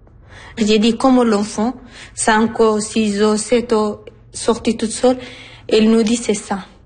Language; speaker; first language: French; non-native, learner; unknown